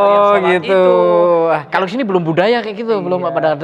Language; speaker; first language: Indonesian; native; Indonesian